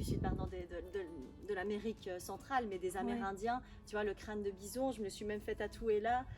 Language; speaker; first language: French; native; French